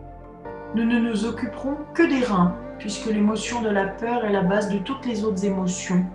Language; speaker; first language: French; native; French